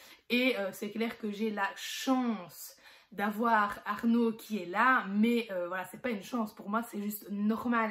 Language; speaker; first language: French; native; French